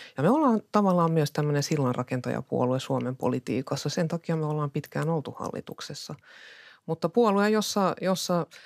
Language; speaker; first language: Finnish; non-native, local second language; Swedish